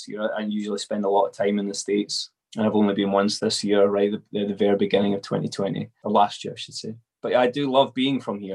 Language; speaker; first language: English; native; English